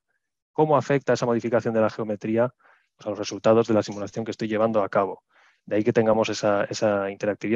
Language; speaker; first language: Spanish; native; Spanish